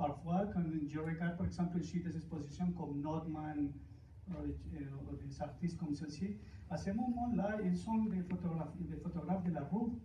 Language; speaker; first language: French; non-native, fluent; Spanish